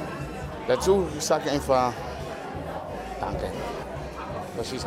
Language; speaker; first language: German; non-native, learner; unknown